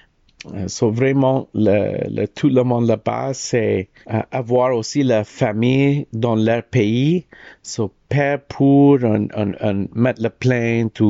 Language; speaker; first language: French; non-native, learner; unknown